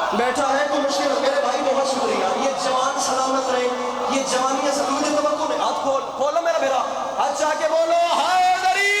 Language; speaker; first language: Urdu; non-native, local second language; Punjabi